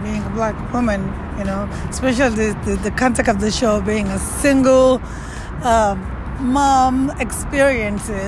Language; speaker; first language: English; non-native, local second language; Wolof